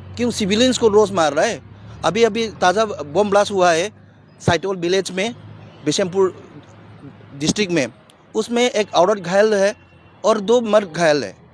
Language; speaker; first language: Hindi; non-native, local second language; Manipuri